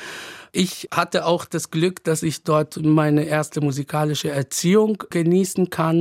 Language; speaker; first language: German; non-native, fluent; Arabic